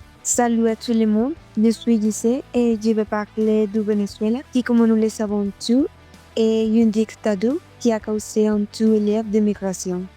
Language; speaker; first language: French; non-native, learner; Spanish